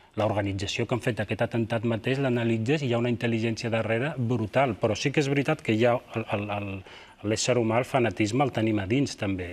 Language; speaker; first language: Catalan; native; Catalan